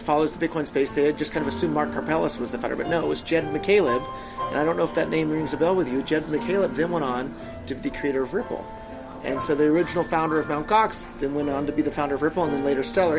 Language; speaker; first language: English; native; English